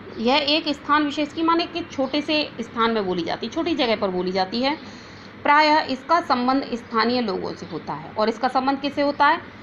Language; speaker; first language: Hindi; native; Hindi